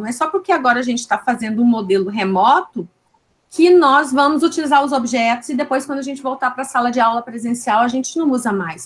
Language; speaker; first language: Portuguese; native; Portuguese